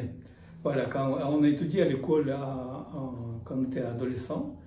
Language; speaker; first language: French; non-native, fluent; Russian